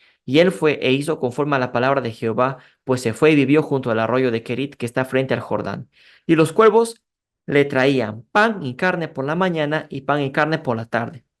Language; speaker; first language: Spanish; native; Spanish